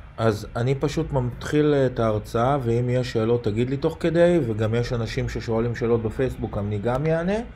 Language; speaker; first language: Hebrew; native; Hebrew